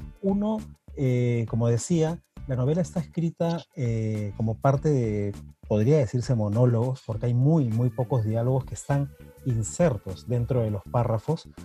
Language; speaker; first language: Spanish; native; Spanish